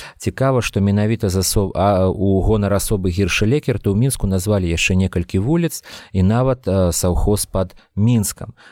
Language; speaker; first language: Belarusian; non-native, local second language; Russian